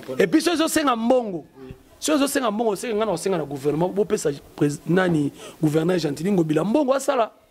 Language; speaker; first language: Lingala; native; Lingala